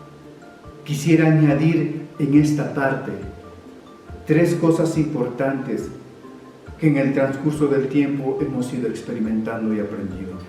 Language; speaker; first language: Spanish; native; Spanish